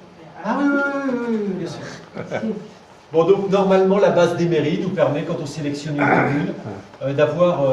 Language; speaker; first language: French; native; French